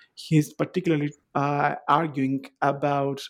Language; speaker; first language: English; non-native, fluent; Greek